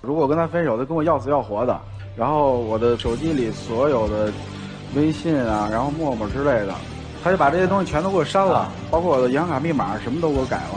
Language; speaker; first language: Chinese; native; Chinese